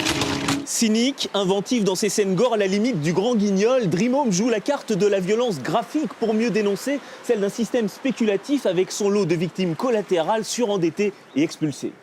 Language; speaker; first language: French; native; French